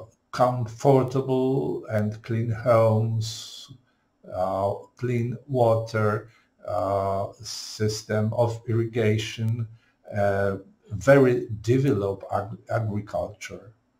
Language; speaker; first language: English; non-native, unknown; Polish